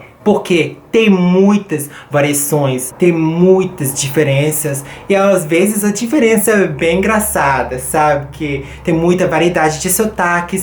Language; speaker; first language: Portuguese; non-native, fluent; English